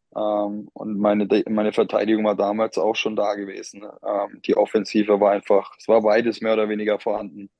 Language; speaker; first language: German; native; German